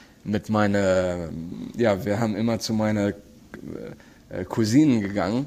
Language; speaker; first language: German; non-native, learner; Arabic